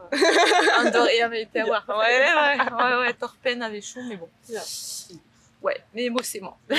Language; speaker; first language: French; native; French